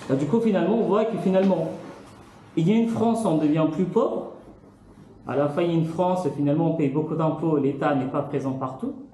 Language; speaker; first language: French; non-native, fluent; Turkish